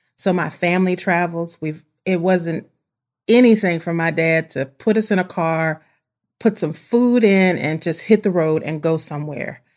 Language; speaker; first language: English; native; English